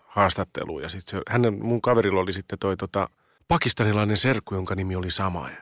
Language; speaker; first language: Finnish; native; Finnish